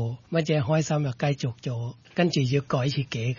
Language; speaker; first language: Cantonese; non-native, fluent; Thai